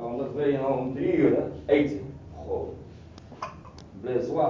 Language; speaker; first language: Dutch; non-native, learner; Arabic